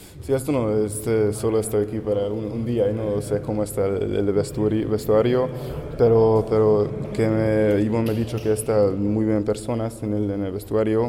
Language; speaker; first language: Spanish; non-native, learner; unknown